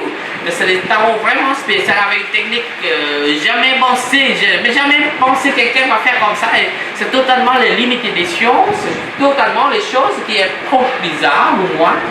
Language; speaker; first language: French; non-native, learner; Vietnamese